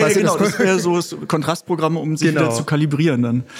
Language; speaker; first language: German; native; German